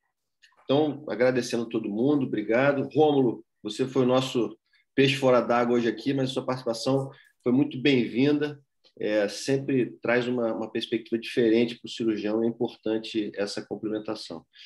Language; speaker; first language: Portuguese; native; Portuguese